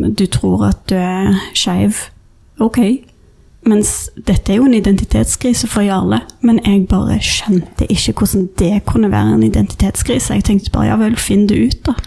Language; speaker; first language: Norwegian; native; Norwegian